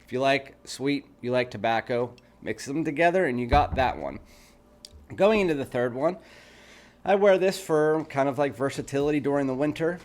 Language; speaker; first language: English; native; English